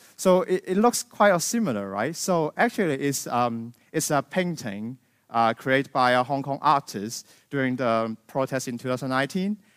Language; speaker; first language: English; non-native, local second language; Cantonese